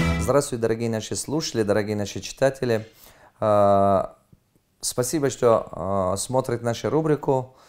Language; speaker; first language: Russian; non-native, fluent; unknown